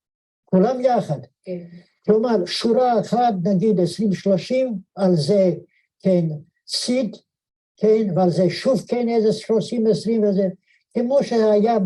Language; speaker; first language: Hebrew; non-native, fluent; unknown